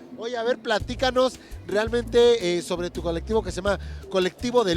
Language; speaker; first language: Spanish; native; Spanish